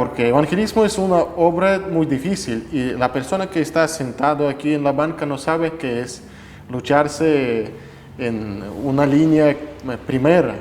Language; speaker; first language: Spanish; non-native, fluent; Russian